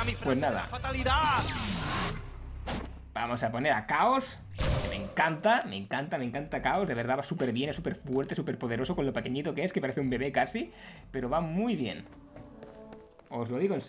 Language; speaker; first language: Spanish; native; Spanish